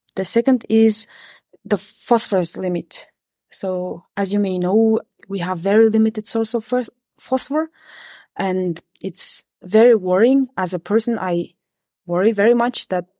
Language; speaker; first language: English; non-native, fluent; Kazakh